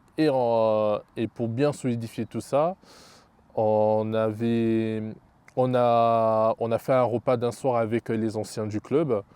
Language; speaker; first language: French; early bilingual, other home language; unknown